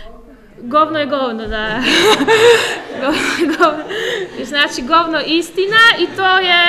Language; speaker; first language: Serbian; non-native, fluent; Polish